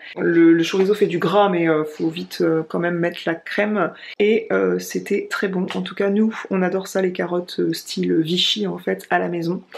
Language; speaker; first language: French; native; French